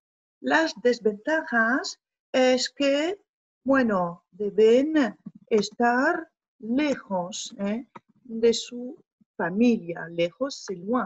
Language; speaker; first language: Spanish; non-native, fluent; French